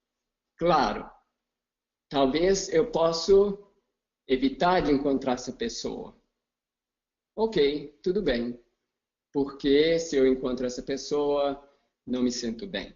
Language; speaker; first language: Portuguese; non-native, fluent; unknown